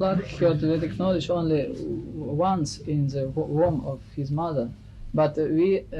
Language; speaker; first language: English; non-native, fluent; Russian